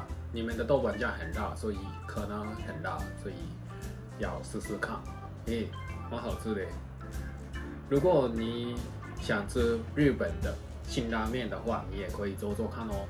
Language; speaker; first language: Chinese; non-native, fluent; Japanese